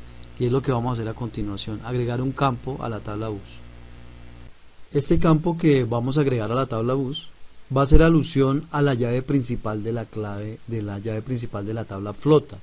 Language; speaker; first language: Spanish; native; Spanish